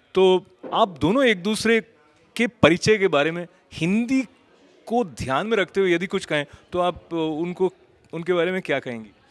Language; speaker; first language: Hindi; native; Hindi